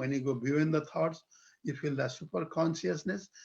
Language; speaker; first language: English; non-native, local second language; Nepali